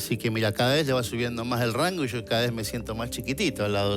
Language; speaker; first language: Spanish; native; Spanish